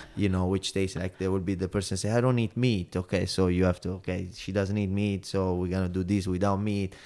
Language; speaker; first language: English; non-native, fluent; Italian